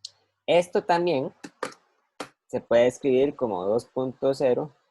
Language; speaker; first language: Spanish; native; Spanish